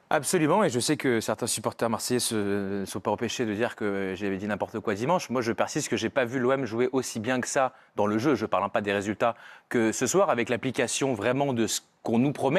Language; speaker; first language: French; native; French